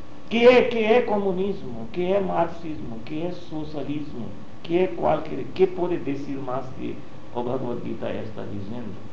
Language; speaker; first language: Portuguese; non-native, learner; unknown